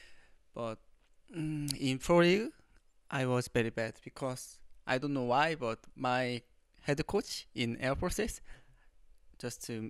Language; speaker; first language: English; non-native, learner; Korean